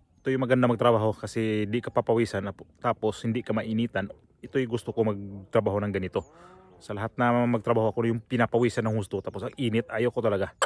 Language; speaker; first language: Filipino; native; Filipino